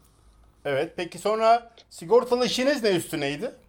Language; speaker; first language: Turkish; native; Turkish